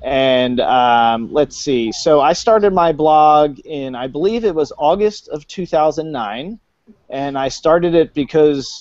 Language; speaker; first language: English; native; English